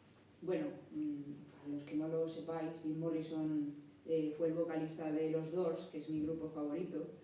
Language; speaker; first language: Spanish; native; Spanish